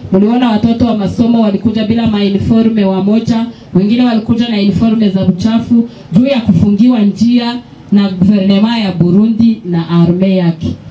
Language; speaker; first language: Swahili; non-native, local second language; Kinyarwanda